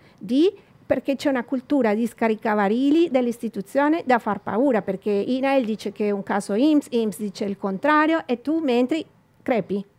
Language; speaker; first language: Italian; non-native, fluent; Spanish